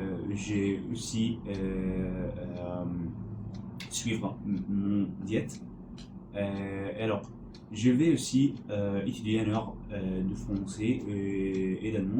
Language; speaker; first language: French; non-native, learner; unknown